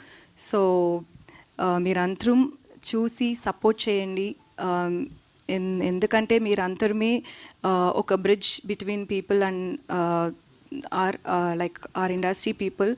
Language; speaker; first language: Telugu; non-native, learner; Tamil